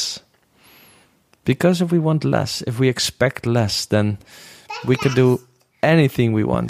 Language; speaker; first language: English; non-native, fluent; Dutch